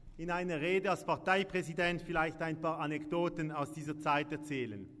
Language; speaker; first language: German; non-native, local second language; French